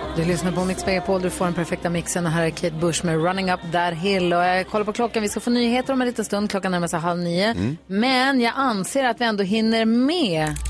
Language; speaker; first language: Swedish; native; Swedish